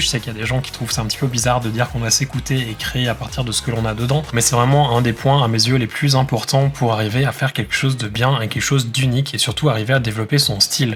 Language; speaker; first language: French; native; French